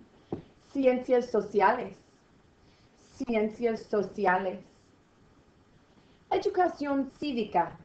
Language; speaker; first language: Spanish; non-native, fluent; English